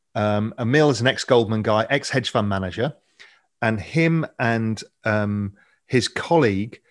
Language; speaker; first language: English; native; English